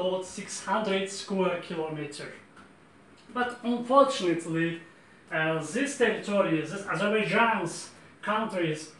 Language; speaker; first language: English; non-native, learner; Azerbaijani